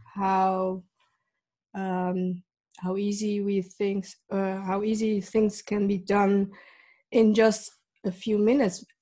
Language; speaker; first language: English; early bilingual, other home language; Dutch